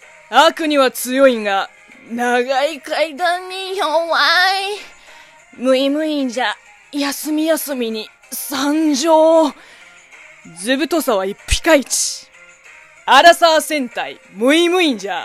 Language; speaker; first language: Japanese; non-native, fluent; Chinese